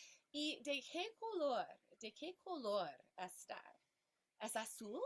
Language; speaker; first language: Spanish; non-native, fluent; English